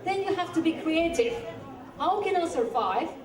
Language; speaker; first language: English; non-native, fluent; Indonesian